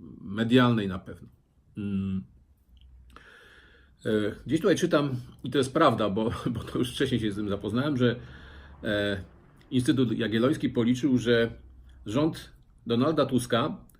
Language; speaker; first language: Polish; native; Polish